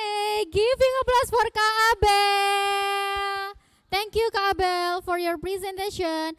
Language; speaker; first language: English; non-native, fluent; Indonesian